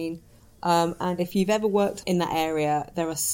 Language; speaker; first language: English; native; English